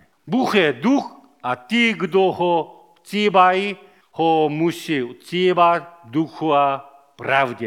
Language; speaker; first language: Czech; non-native, learner; Korean